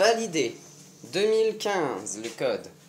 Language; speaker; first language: French; native; French